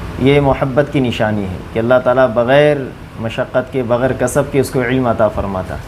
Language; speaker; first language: Urdu; native; Urdu